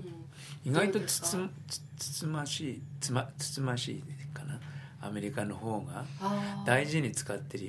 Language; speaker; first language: Japanese; native; Japanese